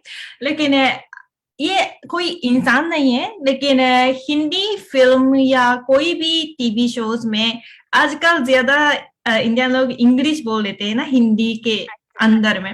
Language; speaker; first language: Hindi; non-native, fluent; Japanese